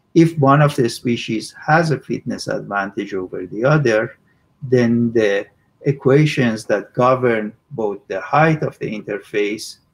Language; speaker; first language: English; non-native, fluent; Persian